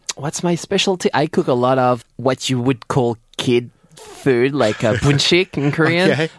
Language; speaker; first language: English; non-native, fluent; French